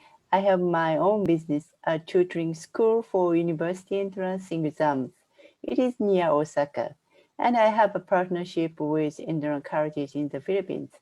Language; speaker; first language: English; non-native, fluent; Japanese